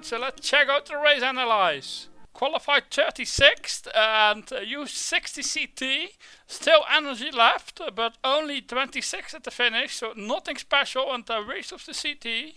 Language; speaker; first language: English; non-native, fluent; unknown